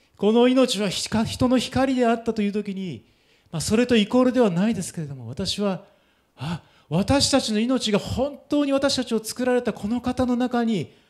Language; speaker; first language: Japanese; native; Japanese